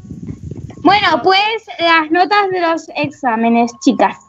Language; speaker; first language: Spanish; native; Spanish